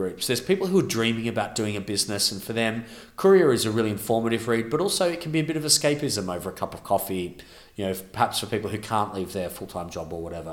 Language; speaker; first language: English; native; English